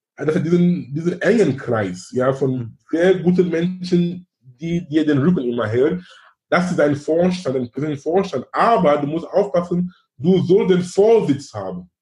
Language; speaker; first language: German; non-native, fluent; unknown